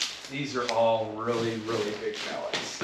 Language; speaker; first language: English; native; English